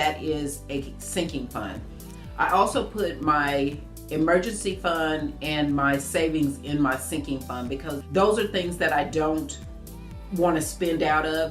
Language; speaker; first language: English; native; English